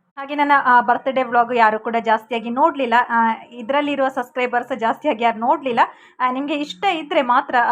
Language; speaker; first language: Kannada; non-native, local second language; Tulu